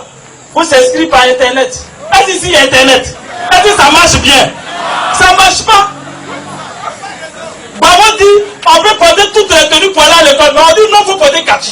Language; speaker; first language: French; non-native, local second language; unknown